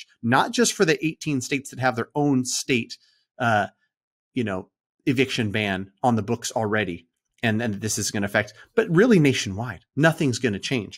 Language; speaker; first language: English; native; English